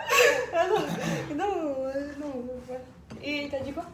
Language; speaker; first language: French; native; French